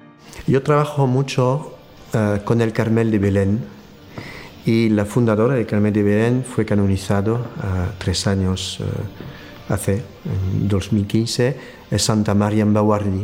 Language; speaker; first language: Spanish; non-native, fluent; French